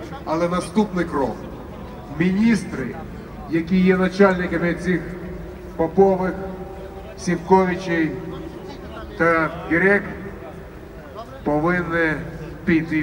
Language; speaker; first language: Ukrainian; non-native, local second language; Russian